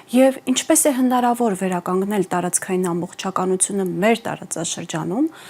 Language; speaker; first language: Armenian; native; Armenian